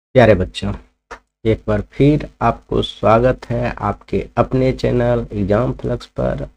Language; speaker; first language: Hindi; native; Hindi